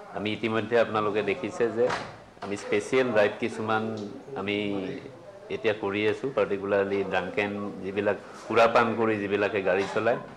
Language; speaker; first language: Assamese; native; Assamese